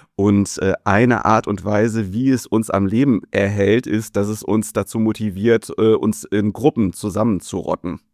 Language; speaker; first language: German; native; German